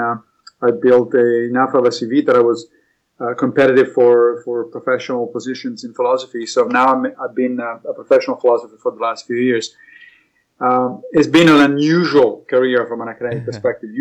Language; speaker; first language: English; non-native, fluent; Italian